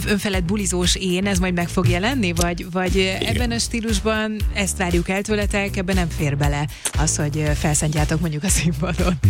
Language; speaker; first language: Hungarian; native; Hungarian